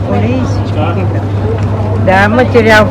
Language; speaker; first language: English; non-native, learner; Bulgarian